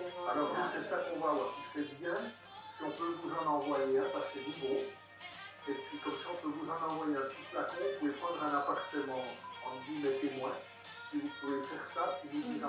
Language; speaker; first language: French; native; French